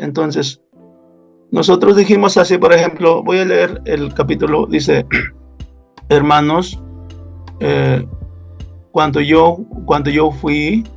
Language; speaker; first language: Spanish; non-native, local second language; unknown